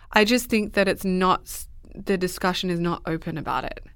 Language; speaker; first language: English; native; English